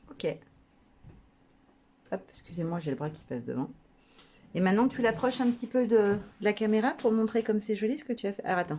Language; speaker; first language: French; native; French